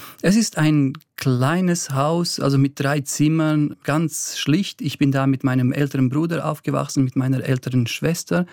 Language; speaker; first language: German; early bilingual, other home language; Bosnian